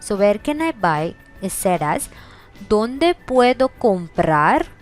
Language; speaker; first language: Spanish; non-native, fluent; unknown